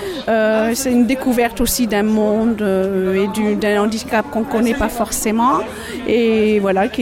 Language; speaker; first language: French; native; French